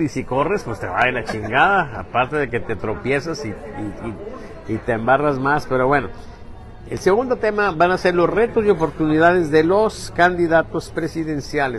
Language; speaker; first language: Spanish; native; Spanish